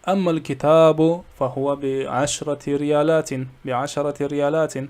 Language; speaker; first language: Arabic; non-native, fluent; Kazakh